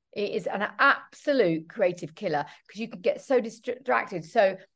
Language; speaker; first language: English; native; English